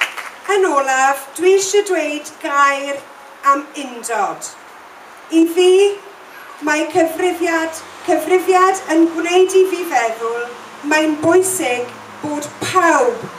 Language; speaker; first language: Welsh; non-native, local second language; English